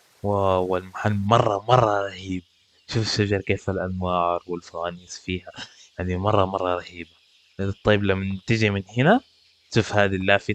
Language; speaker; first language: Arabic; native; Arabic